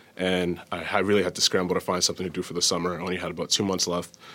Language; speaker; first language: English; native; English